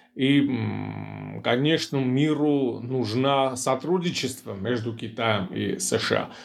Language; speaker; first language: Russian; non-native, local second language; Armenian